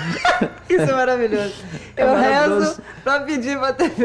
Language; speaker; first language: Portuguese; native; Portuguese